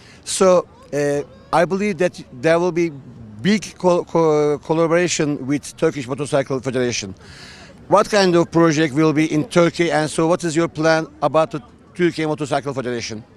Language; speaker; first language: English; non-native, fluent; Turkish